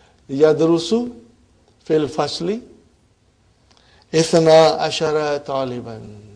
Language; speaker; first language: Arabic; non-native, fluent; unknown